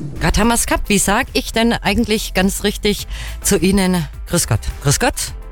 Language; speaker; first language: German; native; German